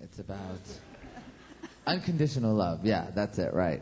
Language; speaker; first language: English; early bilingual, other home language; French